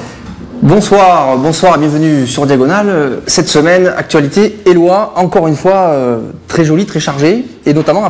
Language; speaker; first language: French; native; French